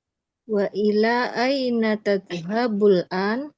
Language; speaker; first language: Arabic; non-native, learner; Indonesian